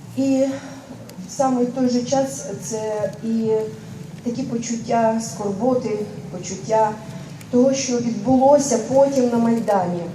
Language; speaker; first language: Ukrainian; native; Ukrainian